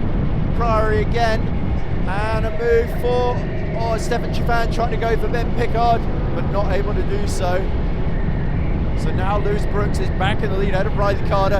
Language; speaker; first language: English; native; English